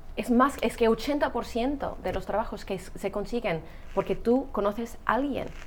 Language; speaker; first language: Spanish; non-native, fluent; English